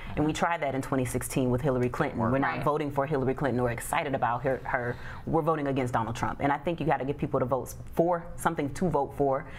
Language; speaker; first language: English; native; English